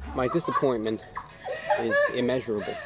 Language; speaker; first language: English; native; English